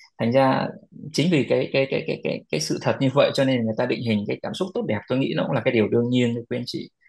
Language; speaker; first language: Vietnamese; native; Vietnamese